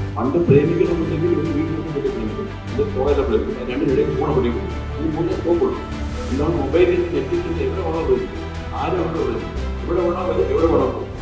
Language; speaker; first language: Malayalam; non-native, local second language; Tamil